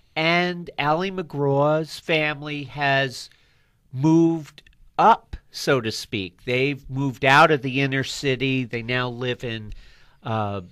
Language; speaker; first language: English; native; English